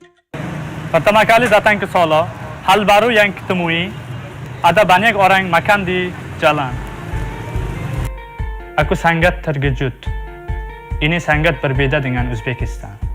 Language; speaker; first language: Indonesian; non-native, learner; Uzbek